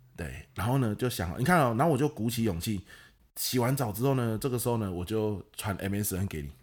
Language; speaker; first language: Chinese; native; Chinese